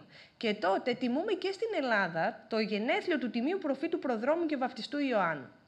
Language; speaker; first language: Greek; native; Greek